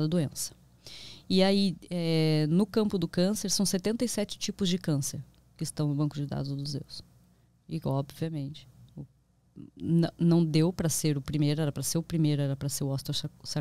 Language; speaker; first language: Portuguese; native; Portuguese